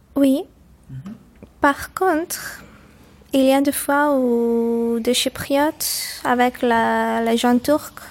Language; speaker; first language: French; non-native, learner; Greek